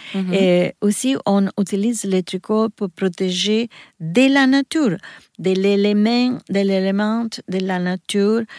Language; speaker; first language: French; non-native, learner; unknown